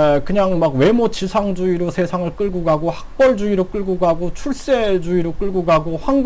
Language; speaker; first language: Korean; native; Korean